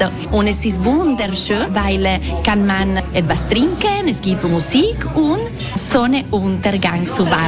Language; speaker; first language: German; non-native, fluent; Italian